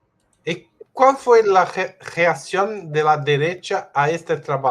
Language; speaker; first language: Spanish; non-native, fluent; Portuguese